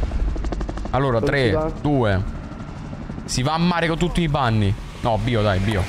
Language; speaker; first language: Italian; native; Italian